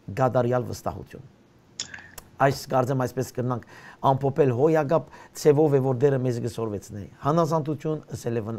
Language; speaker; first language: Armenian; early bilingual, heritage; Armenian